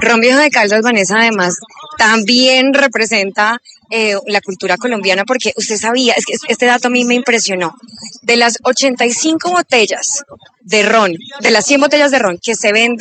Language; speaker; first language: Spanish; native; Spanish